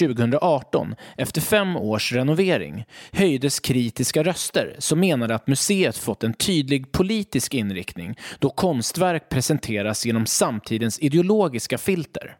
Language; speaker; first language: Swedish; native; Swedish